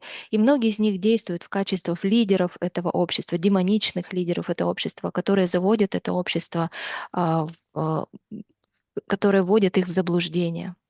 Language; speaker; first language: Russian; non-native, fluent; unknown